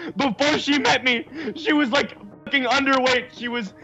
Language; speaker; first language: English; native; English